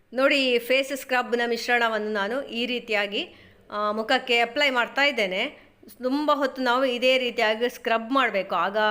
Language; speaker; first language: Kannada; non-native, local second language; Tulu